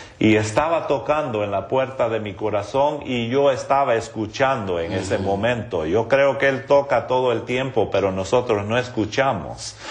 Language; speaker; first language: Spanish; non-native, local second language; English